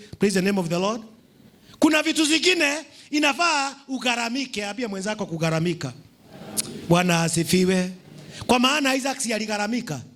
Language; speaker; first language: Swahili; non-native, local second language; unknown